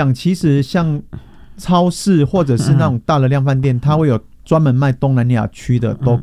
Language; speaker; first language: Chinese; native; Chinese